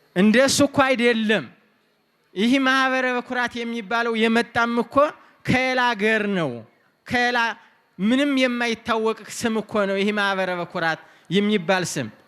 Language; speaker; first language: Amharic; native; Amharic